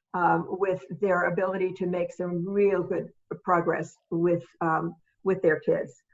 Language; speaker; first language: English; native; English